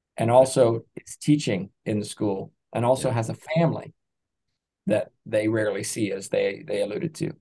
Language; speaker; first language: English; native; English